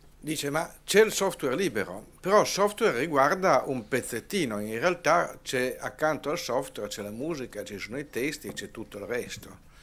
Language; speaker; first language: Italian; native; Italian